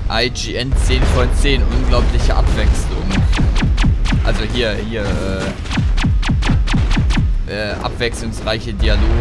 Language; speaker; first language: German; native; German